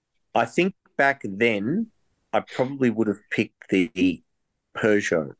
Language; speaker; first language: English; native; English